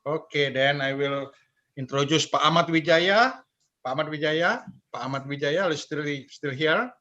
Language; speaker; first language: English; non-native, fluent; Indonesian